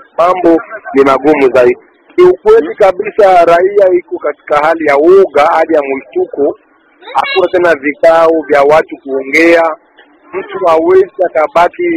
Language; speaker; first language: Swahili; native; Swahili